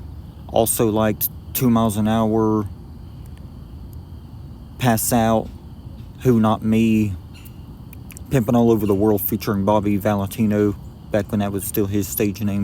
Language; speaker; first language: English; native; English